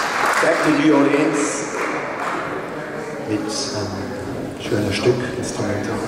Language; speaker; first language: German; non-native, learner; French